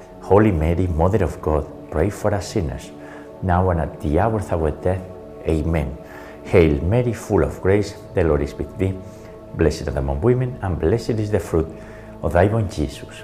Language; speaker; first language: English; non-native, fluent; Spanish